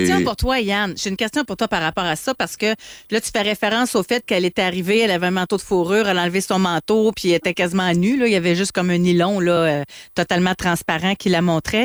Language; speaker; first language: French; native; French